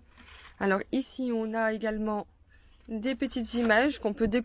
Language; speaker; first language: French; native; French